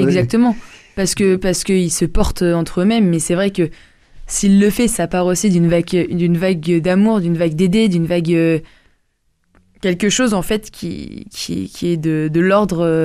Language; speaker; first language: French; native; French